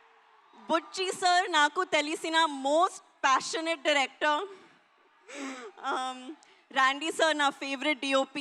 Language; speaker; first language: Telugu; non-native, learner; Hindi